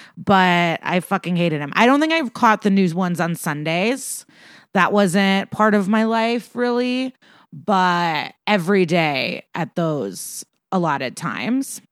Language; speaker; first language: English; early bilingual, other home language; Russian